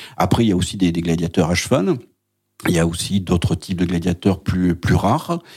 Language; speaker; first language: French; native; French